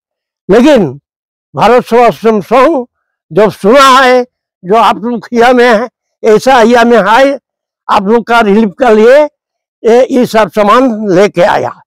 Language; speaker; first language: Hindi; non-native, local second language; Bangla